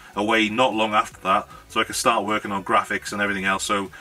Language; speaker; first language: English; native; English